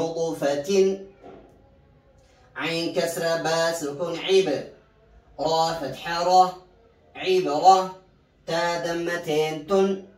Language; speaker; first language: Arabic; non-native, fluent; Oromo